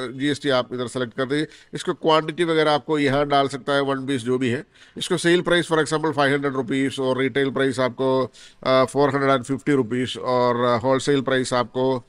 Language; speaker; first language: Hindi; non-native, local second language; Malayalam